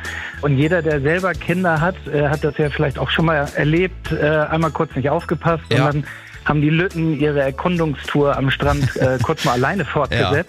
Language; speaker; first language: German; native; German